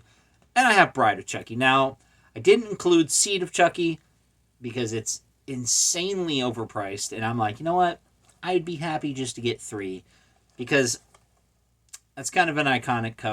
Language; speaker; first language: English; native; English